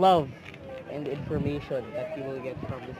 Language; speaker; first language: English; non-native, learner; Filipino